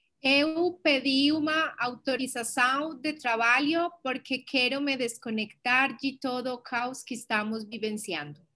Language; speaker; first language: Portuguese; non-native, learner; Spanish